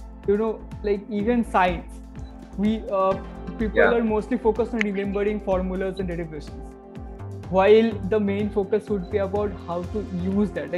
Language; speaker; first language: English; non-native, local second language; Bangla